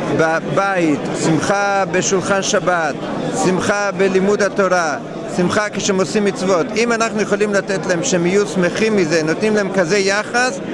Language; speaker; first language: Hebrew; non-native, fluent; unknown